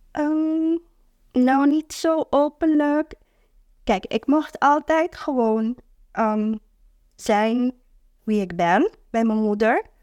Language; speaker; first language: Dutch; non-native, local second language; Papiamento